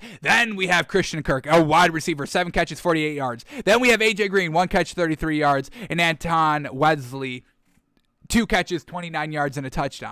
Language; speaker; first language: English; native; English